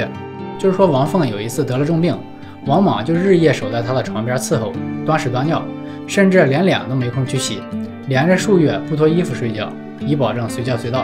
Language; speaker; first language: Chinese; native; Chinese